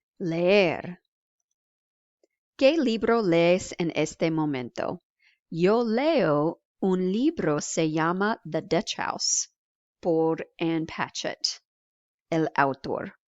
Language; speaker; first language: Spanish; non-native, fluent; English